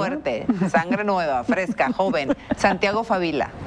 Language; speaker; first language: Spanish; native; Spanish